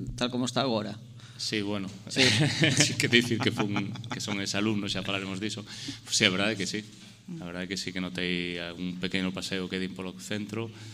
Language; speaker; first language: Galician; non-native, local second language; Spanish